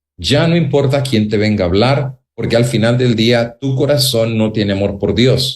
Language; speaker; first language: Spanish; native; Spanish